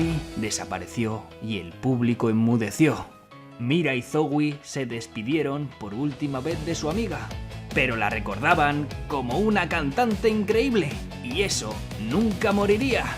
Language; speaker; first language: Spanish; native; Spanish